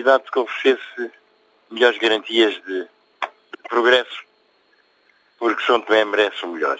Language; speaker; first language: Portuguese; native; Portuguese